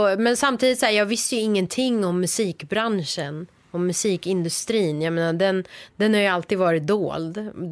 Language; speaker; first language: Swedish; early bilingual, other home language; Persian